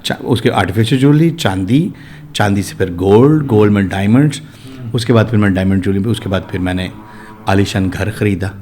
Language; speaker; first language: Urdu; non-native, local second language; Punjabi